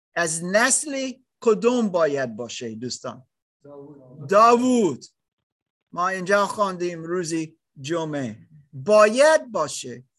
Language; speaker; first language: Persian; non-native, learner; German